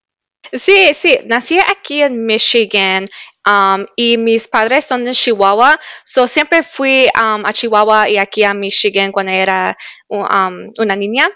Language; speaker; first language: Spanish; early bilingual, heritage; Spanish